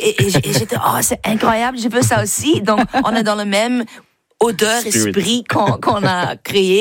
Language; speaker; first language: French; non-native, learner; Dutch